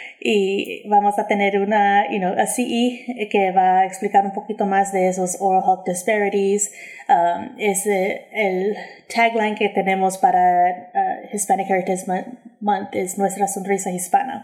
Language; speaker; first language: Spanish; early bilingual, heritage; English